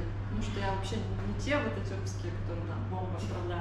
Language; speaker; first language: Russian; native; Russian